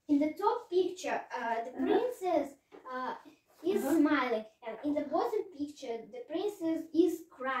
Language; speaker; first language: English; non-native, learner; Russian